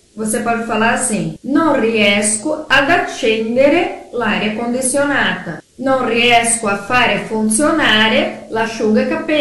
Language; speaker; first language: Italian; non-native, fluent; Portuguese